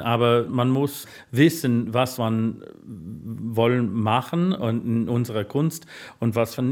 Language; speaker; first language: German; non-native, fluent; English